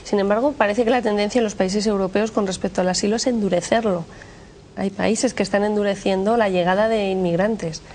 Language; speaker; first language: Spanish; native; Spanish